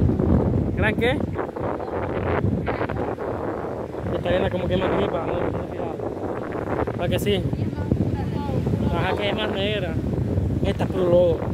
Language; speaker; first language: Spanish; native; Spanish